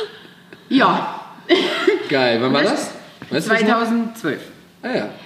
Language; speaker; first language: German; non-native, fluent; Russian